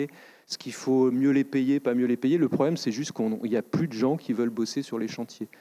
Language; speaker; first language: French; native; French